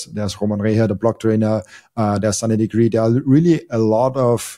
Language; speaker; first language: English; non-native, fluent; German